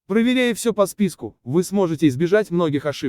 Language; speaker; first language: Russian; native; Russian